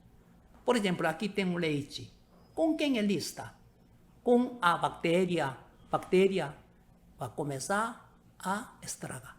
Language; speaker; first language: Portuguese; non-native, learner; Korean